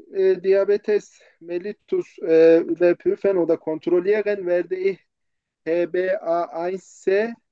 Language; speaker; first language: German; non-native, fluent; Turkish